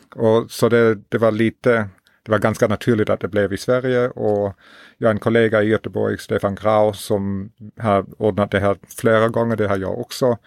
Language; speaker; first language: Swedish; non-native, fluent; English